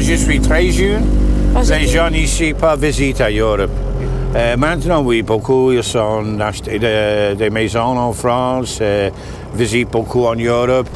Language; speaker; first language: French; non-native, learner; English